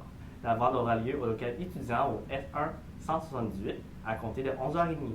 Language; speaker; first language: French; native; French